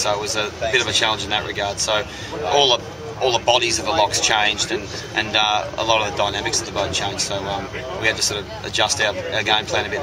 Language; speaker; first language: English; native; English